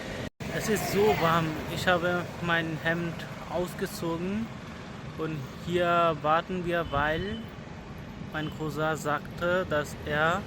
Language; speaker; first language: German; non-native, learner; Bangla